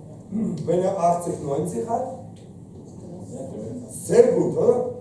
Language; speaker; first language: German; non-native, fluent; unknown